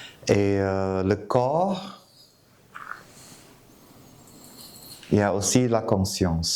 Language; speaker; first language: French; non-native, fluent; Vietnamese